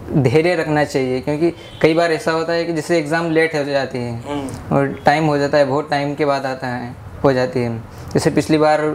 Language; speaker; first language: Hindi; native; Hindi